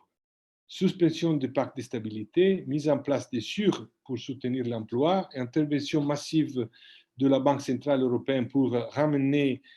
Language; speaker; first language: French; non-native, fluent; Italian